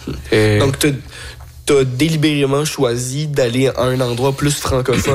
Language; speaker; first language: French; native; French